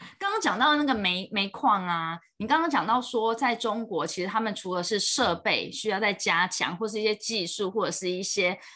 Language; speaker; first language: Chinese; native; Chinese